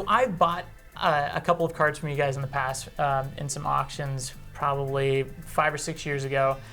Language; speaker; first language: English; native; English